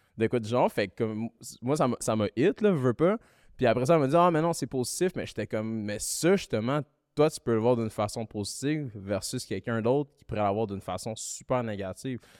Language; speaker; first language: French; early bilingual, other home language; Malagasy